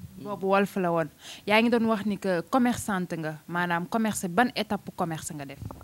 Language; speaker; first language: Wolof; native; Wolof